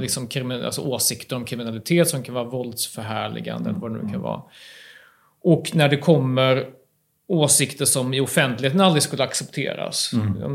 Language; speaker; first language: Swedish; native; Swedish